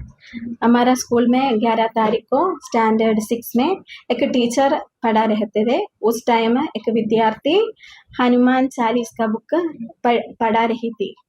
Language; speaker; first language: Hindi; non-native, learner; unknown